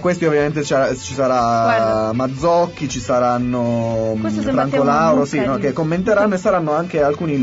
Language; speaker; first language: Italian; native; Italian